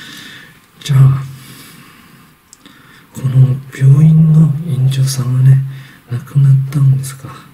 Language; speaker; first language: Japanese; non-native, learner; Chinese